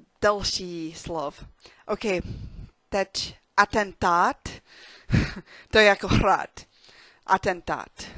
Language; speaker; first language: Czech; non-native, learner; English